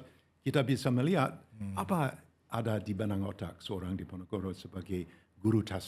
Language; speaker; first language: Indonesian; non-native, fluent; English